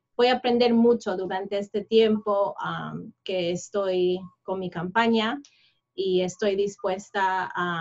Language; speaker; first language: Spanish; early bilingual, heritage; Spanish